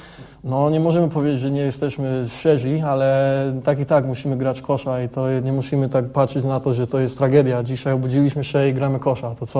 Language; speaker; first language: Polish; early bilingual, heritage; English